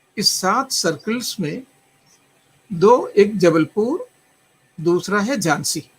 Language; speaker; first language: Hindi; non-native, local second language; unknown